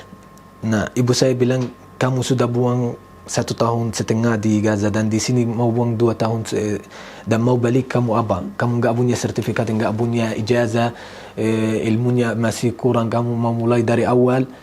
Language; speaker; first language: Indonesian; non-native, fluent; Arabic